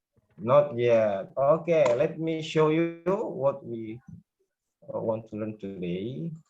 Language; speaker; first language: English; non-native, learner; Indonesian